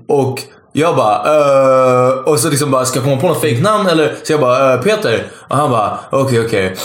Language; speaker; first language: Swedish; native; Swedish